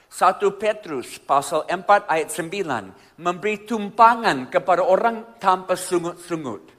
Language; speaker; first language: Indonesian; non-native, fluent; English